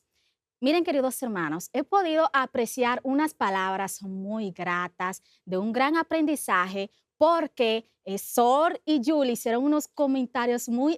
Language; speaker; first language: Spanish; native; Spanish